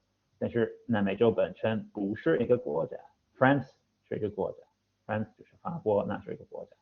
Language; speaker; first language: Chinese; non-native, fluent; English